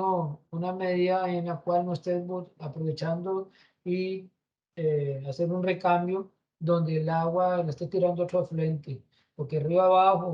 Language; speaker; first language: Spanish; native; Spanish